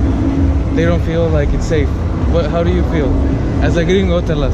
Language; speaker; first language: English; non-native, local second language; Spanish